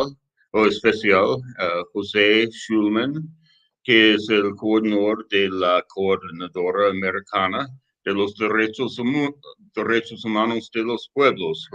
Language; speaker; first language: Spanish; non-native, learner; English